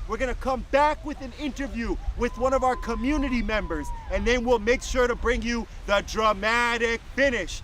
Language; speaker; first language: English; native; English